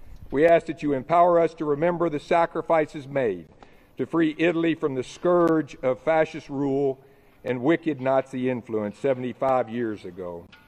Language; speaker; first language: English; native; English